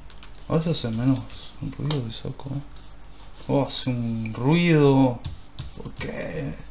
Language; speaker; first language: Spanish; native; Spanish